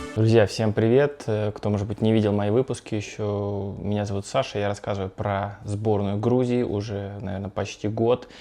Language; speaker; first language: Russian; native; Russian